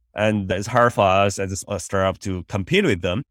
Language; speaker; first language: English; non-native, fluent; Chinese